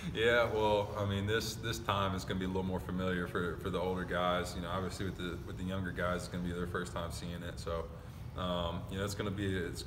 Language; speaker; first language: English; native; English